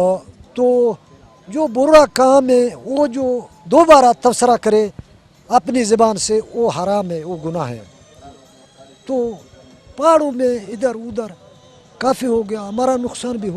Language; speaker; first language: Hindi; non-native, local second language; Baluchi